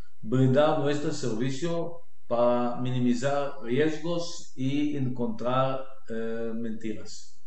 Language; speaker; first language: Spanish; non-native, learner; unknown